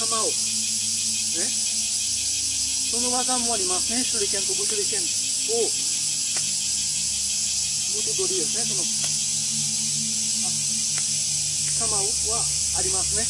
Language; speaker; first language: Japanese; non-native, fluent; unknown